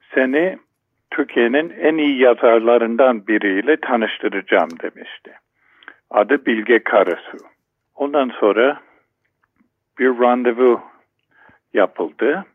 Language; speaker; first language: Turkish; non-native, fluent; English